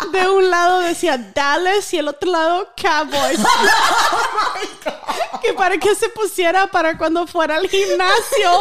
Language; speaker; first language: Spanish; early bilingual, heritage; Spanish